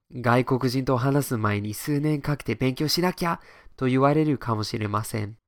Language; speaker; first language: Japanese; non-native, fluent; English